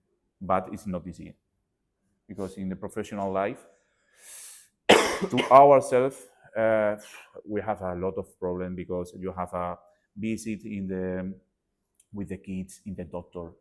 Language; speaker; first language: English; non-native, learner; Spanish